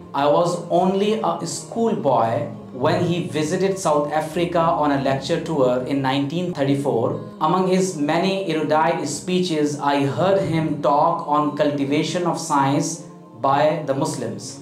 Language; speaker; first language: English; non-native, local second language; Urdu